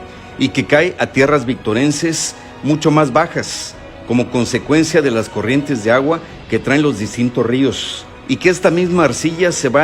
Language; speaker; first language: Spanish; native; Spanish